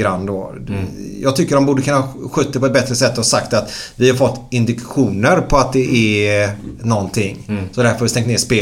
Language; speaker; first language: Swedish; native; Swedish